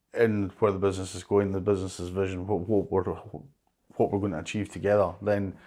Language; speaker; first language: English; native; English